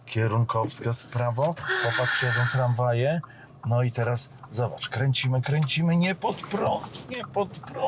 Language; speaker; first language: Polish; native; Polish